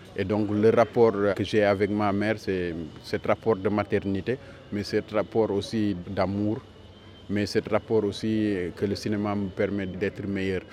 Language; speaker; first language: French; non-native, local second language; Wolof